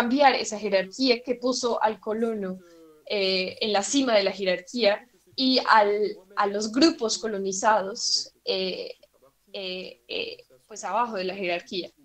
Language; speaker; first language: Spanish; non-native, fluent; French